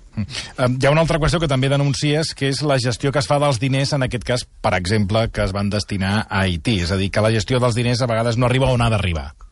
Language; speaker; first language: Catalan; native; Catalan